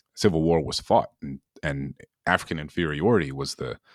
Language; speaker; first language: English; native; English